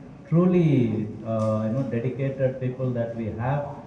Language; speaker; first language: English; non-native, local second language; Tamil